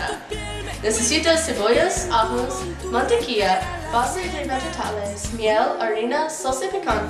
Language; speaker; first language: Spanish; non-native, learner; English